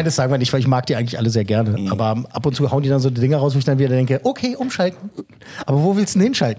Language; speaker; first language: German; native; German